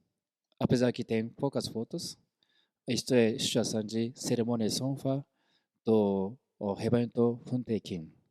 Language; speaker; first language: Portuguese; non-native, fluent; Korean